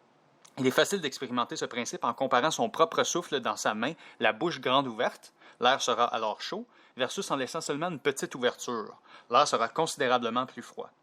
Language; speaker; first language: French; native; French